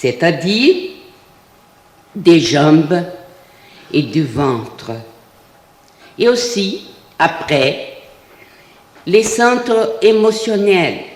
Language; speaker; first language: French; non-native, fluent; Portuguese